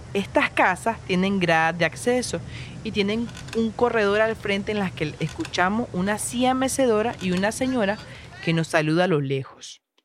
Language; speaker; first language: Spanish; native; Spanish